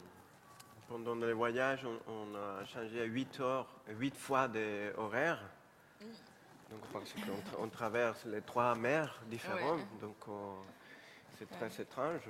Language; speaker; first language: French; non-native, fluent; Spanish